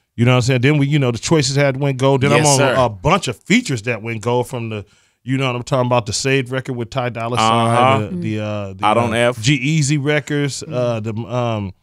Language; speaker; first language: English; native; English